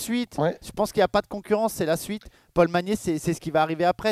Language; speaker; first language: French; native; French